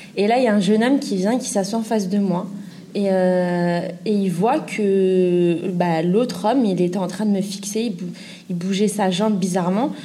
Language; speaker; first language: French; native; French